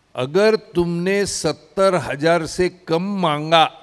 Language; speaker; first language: Hindi; non-native, local second language; Marathi